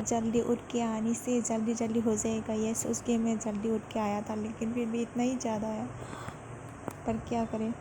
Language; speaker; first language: Hindi; non-native, local second language; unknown